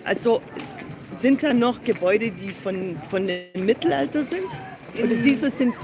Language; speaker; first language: German; non-native, learner; English